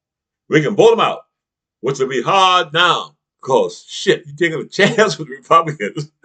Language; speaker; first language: English; native; English